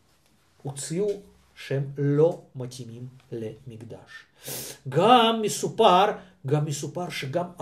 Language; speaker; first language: Hebrew; non-native, fluent; Russian